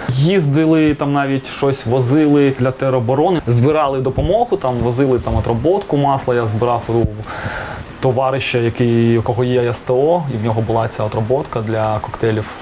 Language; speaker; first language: Ukrainian; non-native, local second language; Russian